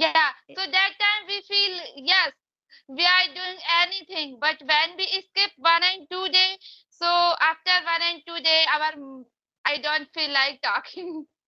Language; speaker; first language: English; non-native, learner; Hindi